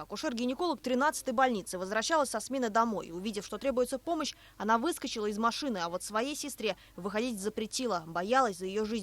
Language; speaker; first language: Russian; native; Russian